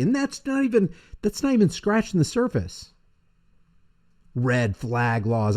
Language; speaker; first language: English; native; English